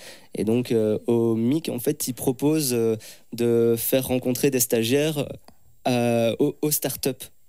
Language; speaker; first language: French; native; French